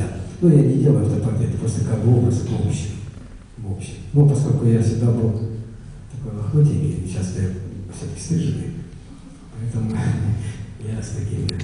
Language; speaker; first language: Russian; native; Russian